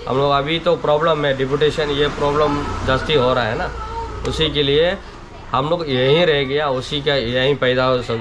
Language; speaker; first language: Hindi; non-native, local second language; Tamil